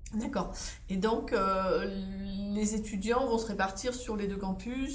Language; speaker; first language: French; native; French